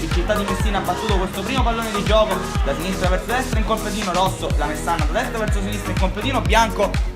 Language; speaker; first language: Italian; native; Italian